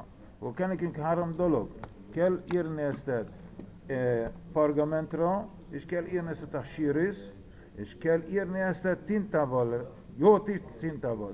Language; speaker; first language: Hungarian; early bilingual, heritage; Hungarian